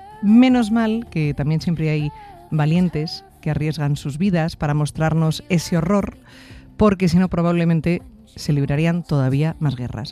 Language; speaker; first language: Spanish; native; Spanish